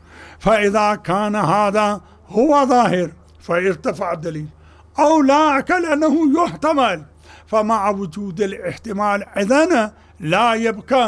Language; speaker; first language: Arabic; non-native, fluent; Urdu